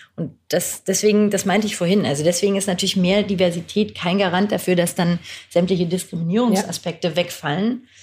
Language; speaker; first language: German; early bilingual, other home language; Turkish